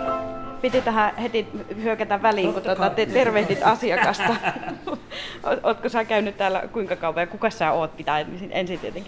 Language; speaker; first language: Finnish; native; Finnish